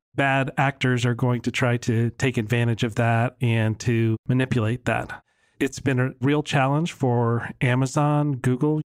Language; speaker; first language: English; native; English